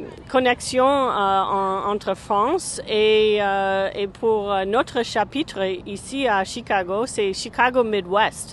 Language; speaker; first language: French; non-native, fluent; English